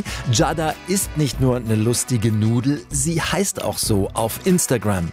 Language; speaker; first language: German; native; German